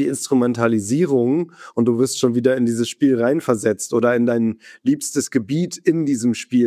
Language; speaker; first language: German; native; German